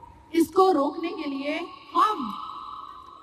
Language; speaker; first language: Hindi; native; Hindi